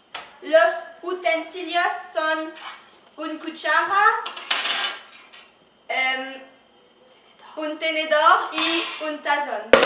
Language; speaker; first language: Spanish; non-native, learner; French